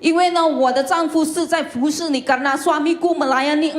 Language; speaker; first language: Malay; non-native, local second language; Chinese